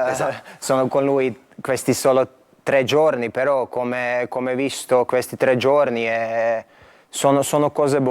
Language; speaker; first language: Italian; non-native, fluent; Croatian